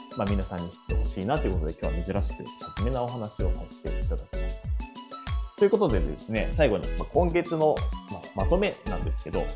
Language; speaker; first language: Japanese; native; Japanese